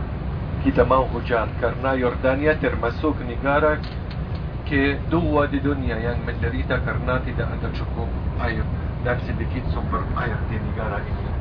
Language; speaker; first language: Indonesian; non-native, fluent; Arabic